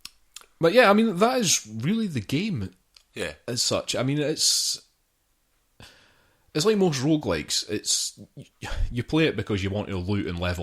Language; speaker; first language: English; native; English